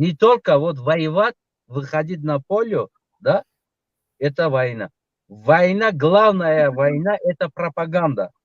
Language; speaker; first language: Russian; non-native, local second language; Tajik